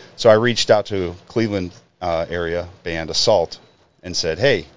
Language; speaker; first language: English; native; English